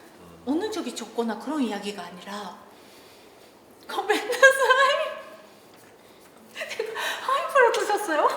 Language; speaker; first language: Korean; non-native, learner; Japanese